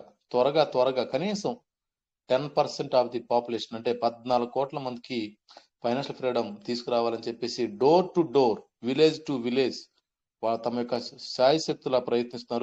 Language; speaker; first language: Telugu; native; Telugu